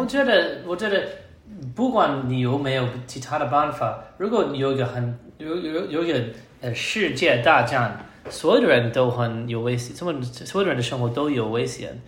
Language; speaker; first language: Chinese; non-native, learner; English